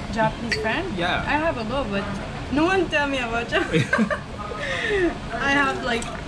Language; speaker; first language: English; non-native, learner; Arabic